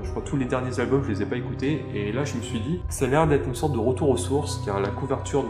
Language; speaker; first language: French; native; French